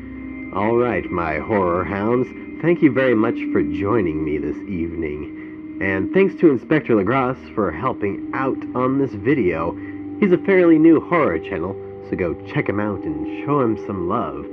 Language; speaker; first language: English; native; English